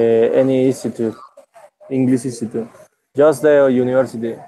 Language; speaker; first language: English; non-native, learner; Spanish